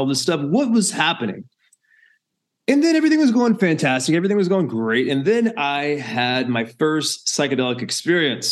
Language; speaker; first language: English; native; English